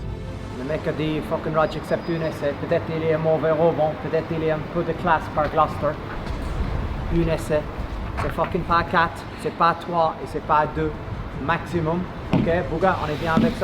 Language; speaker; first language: French; non-native, learner; English